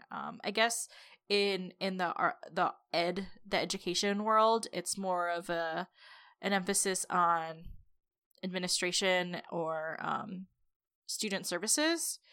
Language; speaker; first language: English; native; English